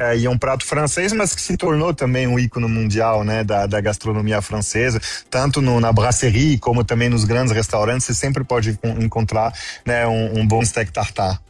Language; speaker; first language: Portuguese; non-native, fluent; French